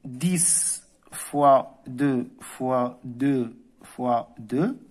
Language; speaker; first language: French; non-native, local second language; Arabic